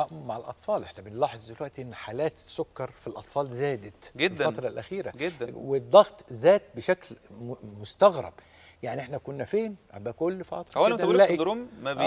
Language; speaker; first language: Arabic; native; Arabic